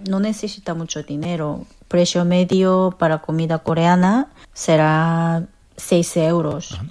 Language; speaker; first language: Spanish; non-native, fluent; Korean